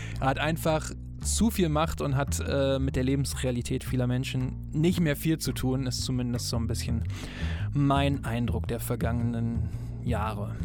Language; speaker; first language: German; native; German